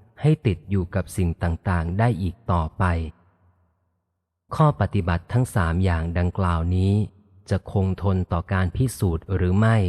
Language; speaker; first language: Thai; native; Thai